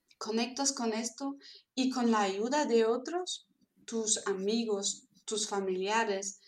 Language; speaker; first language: Spanish; non-native, fluent; German